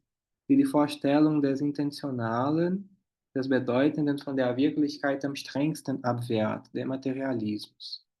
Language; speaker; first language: German; non-native, fluent; Portuguese